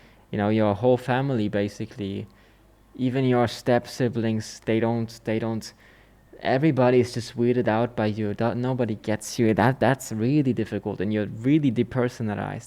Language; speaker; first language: English; non-native, fluent; German